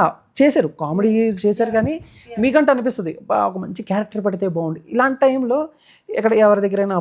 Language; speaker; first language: Telugu; native; Telugu